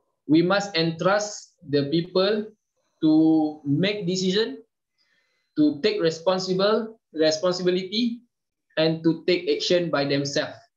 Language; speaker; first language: English; non-native, local second language; Malay